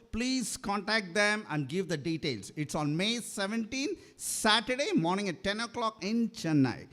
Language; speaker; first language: English; non-native, local second language; Kannada